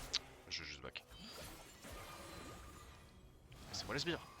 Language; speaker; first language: French; native; French